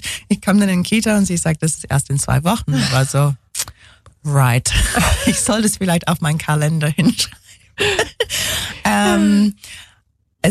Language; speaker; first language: German; non-native, fluent; English